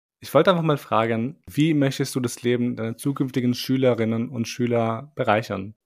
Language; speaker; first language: German; early bilingual, other home language; Albanian